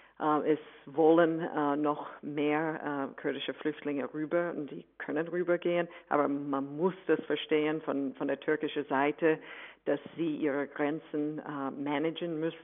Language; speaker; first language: German; non-native, fluent; English